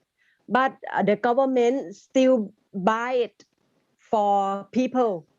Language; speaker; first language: English; non-native, learner; Thai